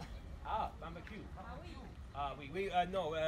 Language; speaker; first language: French; non-native, learner; English